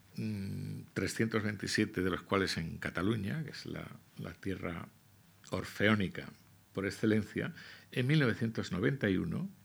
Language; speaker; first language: Spanish; native; Spanish